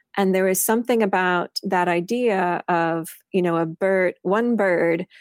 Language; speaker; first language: English; native; English